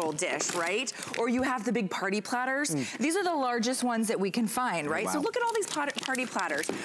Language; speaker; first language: English; native; English